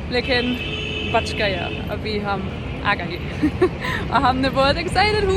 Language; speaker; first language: Hindi; non-native, learner; German